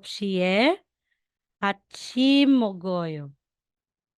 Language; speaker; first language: Korean; non-native, fluent; Filipino